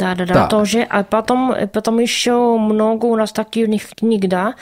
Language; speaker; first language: Russian; non-native, learner; Czech